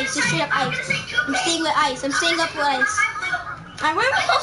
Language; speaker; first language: English; native; English